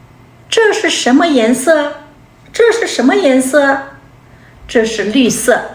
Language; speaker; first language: Chinese; non-native, fluent; Kazakh